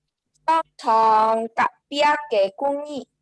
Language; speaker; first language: Chinese; non-native, learner; Indonesian